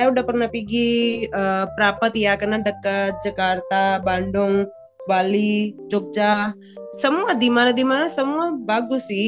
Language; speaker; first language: Indonesian; non-native, fluent; Punjabi